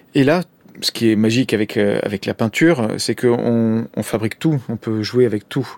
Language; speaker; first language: French; native; French